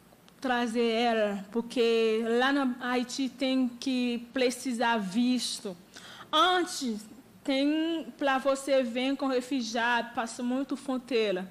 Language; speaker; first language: Portuguese; non-native, learner; Haitian Creole